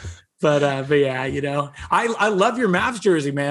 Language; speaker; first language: English; native; English